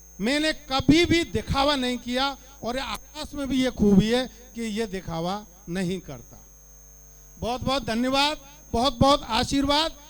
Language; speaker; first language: Hindi; native; Hindi